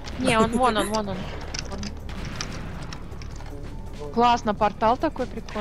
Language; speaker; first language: Russian; native; Russian